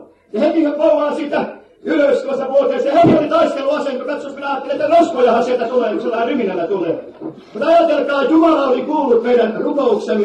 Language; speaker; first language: Finnish; native; Finnish